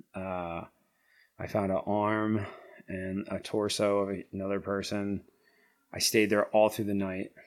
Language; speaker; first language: English; native; English